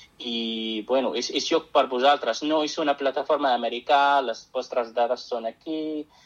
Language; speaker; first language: Catalan; non-native, fluent; Arabic